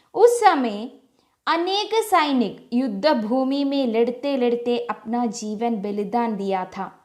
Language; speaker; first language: Hindi; non-native, local second language; Malayalam